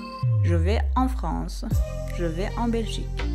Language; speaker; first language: French; non-native, fluent; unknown